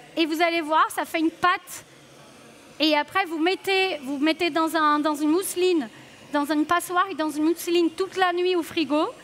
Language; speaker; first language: French; non-native, fluent; Portuguese